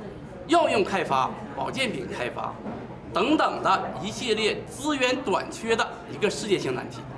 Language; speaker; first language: Chinese; native; Chinese